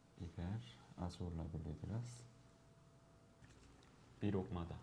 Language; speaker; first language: Turkish; non-native, fluent; Korean